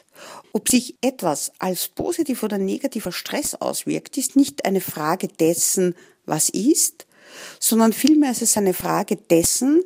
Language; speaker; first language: German; native; German